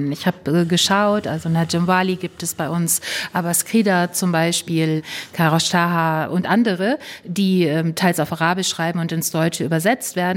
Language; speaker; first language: German; native; German